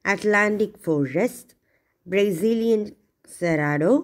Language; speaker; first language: English; non-native, local second language; Malayalam